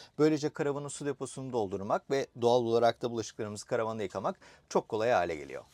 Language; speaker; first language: Turkish; native; Turkish